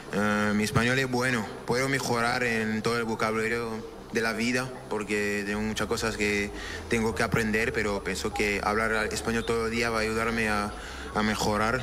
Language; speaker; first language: Spanish; non-native, fluent; French